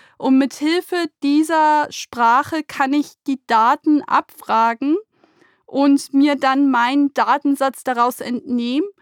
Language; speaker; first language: German; early bilingual, other home language; Persian